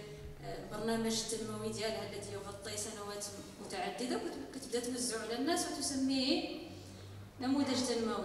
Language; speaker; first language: Arabic; native; Arabic